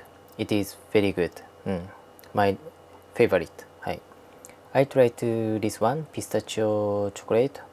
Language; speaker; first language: English; non-native, learner; Japanese